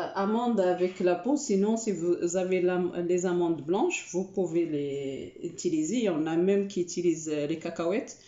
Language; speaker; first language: French; non-native, local second language; Arabic